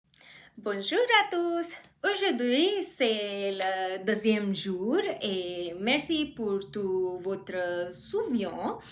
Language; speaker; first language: French; non-native, learner; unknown